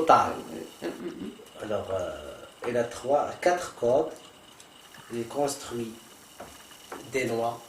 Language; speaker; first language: French; non-native, local second language; Arabic